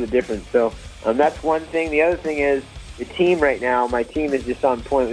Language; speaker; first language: English; native; English